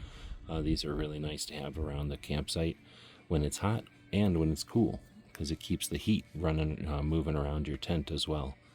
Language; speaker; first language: English; native; English